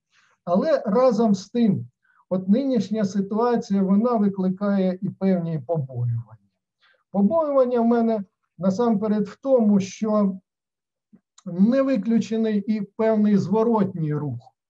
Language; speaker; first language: Ukrainian; native; Ukrainian